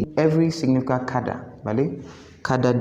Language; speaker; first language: Spanish; non-native, fluent; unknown